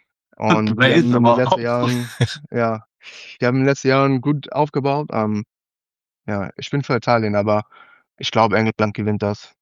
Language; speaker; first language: German; non-native, learner; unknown